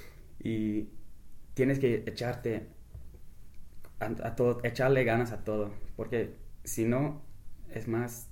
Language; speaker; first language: Spanish; non-native, fluent; English